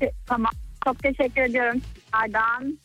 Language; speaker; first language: Turkish; early bilingual, other home language; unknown